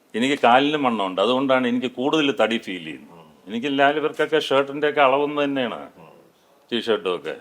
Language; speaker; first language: Malayalam; native; Malayalam